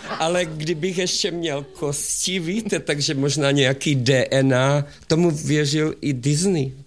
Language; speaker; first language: Czech; non-native, fluent; Hungarian